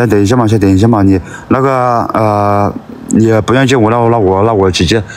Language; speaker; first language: Chinese; non-native, local second language; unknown